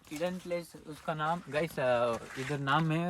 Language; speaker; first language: Hindi; non-native, local second language; Kannada